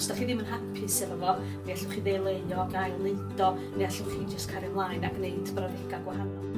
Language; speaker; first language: Welsh; native; Welsh